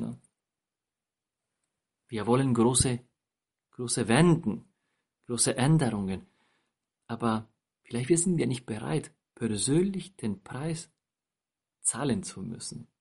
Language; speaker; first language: German; non-native, fluent; Spanish